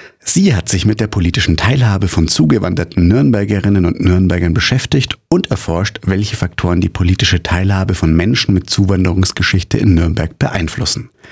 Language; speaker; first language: German; native; German